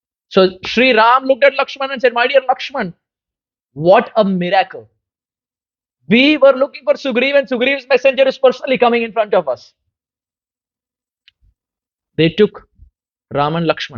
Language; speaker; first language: English; non-native, local second language; Hindi